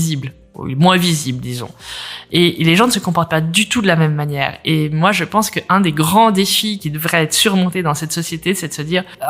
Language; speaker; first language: French; native; French